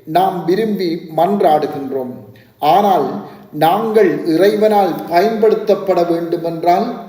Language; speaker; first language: Tamil; native; Tamil